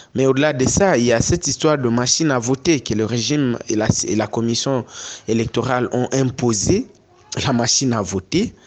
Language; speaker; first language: French; non-native, local second language; Swahili